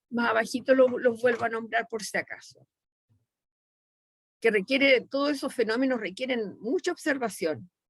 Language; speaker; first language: Spanish; native; Spanish